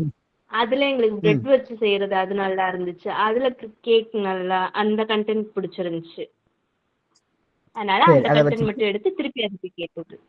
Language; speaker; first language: Tamil; native; Tamil